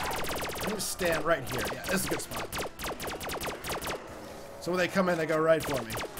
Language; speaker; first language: English; native; English